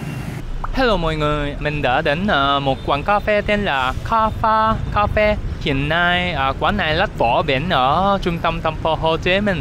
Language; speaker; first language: Vietnamese; non-native, learner; Japanese